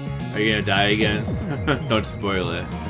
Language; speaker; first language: English; native; English